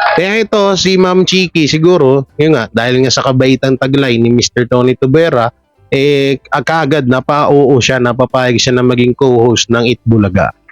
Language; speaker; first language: Filipino; native; Filipino